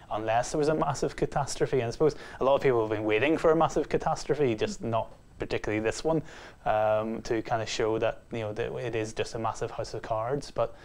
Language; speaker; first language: English; native; English